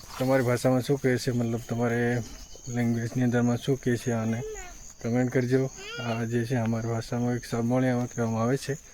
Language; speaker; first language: Gujarati; non-native, local second language; Bhili